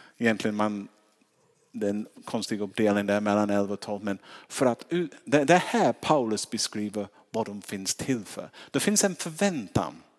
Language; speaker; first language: Swedish; non-native, fluent; English